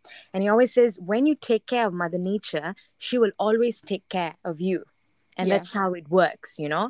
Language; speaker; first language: English; non-native, local second language; Tamil